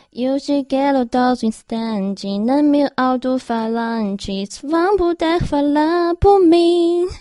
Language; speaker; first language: Portuguese; non-native, learner; Chinese